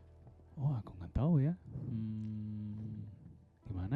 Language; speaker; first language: Indonesian; non-native, fluent; Dutch